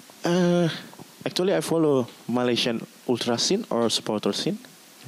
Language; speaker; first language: English; non-native, learner; Indonesian